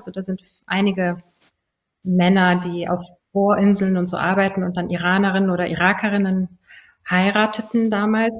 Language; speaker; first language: German; early bilingual, other home language; Persian